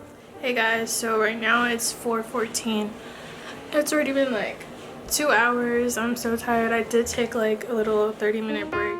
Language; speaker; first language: English; native; English